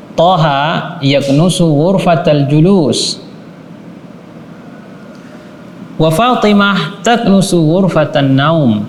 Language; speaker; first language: Arabic; non-native, fluent; Indonesian